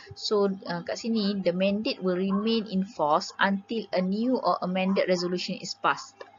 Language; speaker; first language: English; non-native, local second language; Malay